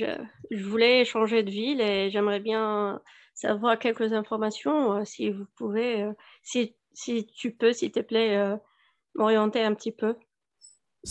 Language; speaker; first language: French; non-native, learner; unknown